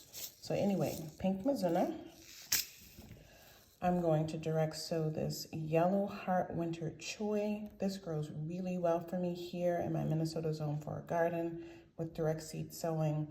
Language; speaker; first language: English; native; English